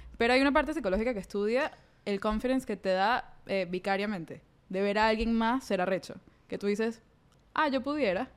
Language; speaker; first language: Spanish; native; Spanish